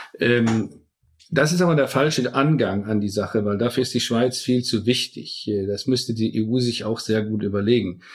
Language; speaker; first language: German; native; German